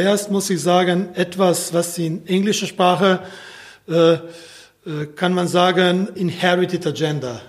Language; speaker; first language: German; non-native, fluent; Slovenian